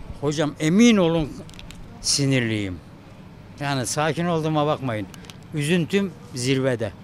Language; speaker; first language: Turkish; native; Turkish